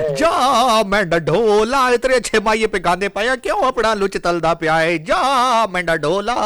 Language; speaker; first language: Urdu; non-native, local second language; Punjabi